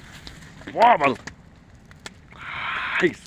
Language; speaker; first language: German; native; German